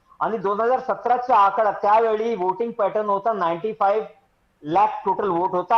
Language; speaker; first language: Marathi; non-native, local second language; Hindi